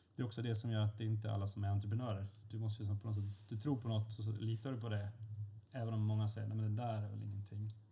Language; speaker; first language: Swedish; native; Swedish